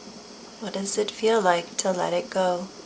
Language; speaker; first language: English; native; English